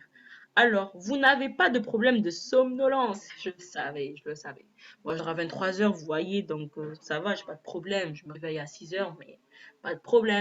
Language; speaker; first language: French; native; French